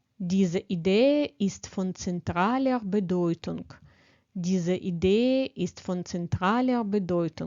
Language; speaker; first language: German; non-native, fluent; Ukrainian